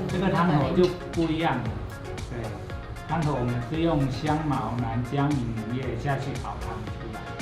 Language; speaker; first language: Chinese; non-native, fluent; Thai